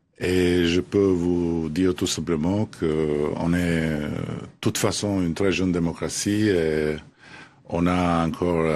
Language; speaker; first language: French; non-native, fluent; Albanian